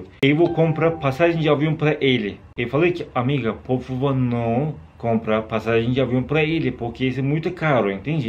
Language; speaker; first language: Portuguese; non-native, learner; Turkish